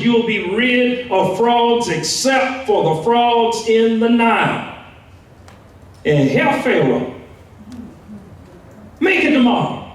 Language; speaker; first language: English; native; English